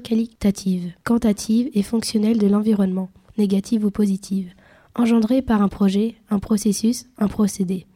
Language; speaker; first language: French; native; French